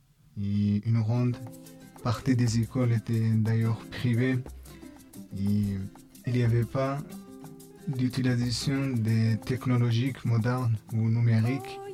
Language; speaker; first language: French; non-native, learner; Bangla